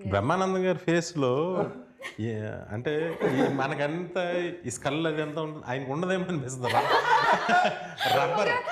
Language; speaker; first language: Telugu; native; Telugu